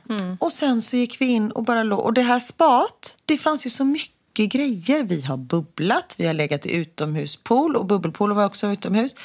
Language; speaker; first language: Swedish; native; Swedish